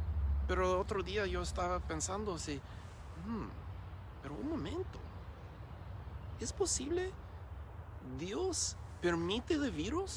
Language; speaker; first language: Spanish; non-native, learner; English